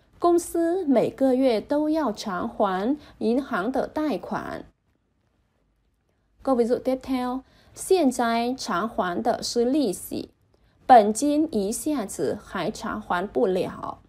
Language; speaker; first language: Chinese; non-native, fluent; Vietnamese